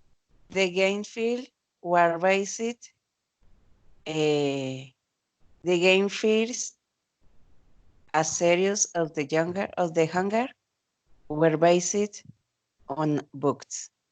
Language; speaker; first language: English; non-native, learner; Spanish